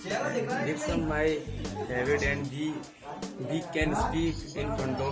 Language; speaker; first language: English; non-native, learner; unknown